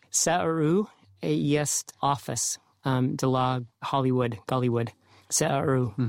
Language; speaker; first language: Russian; non-native, learner; English